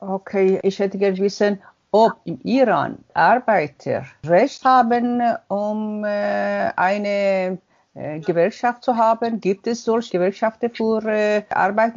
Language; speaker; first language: German; non-native, learner; Persian